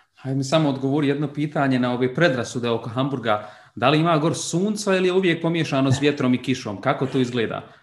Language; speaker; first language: Croatian; early bilingual, heritage; Bosnian